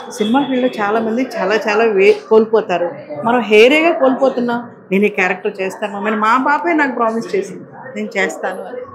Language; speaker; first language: Telugu; native; Telugu